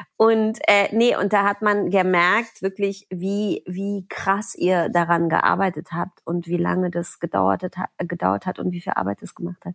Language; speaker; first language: German; native; German